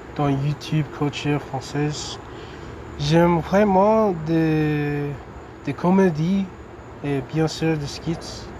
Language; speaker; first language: French; non-native, learner; English